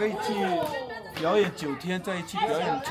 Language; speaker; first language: Chinese; non-native, local second language; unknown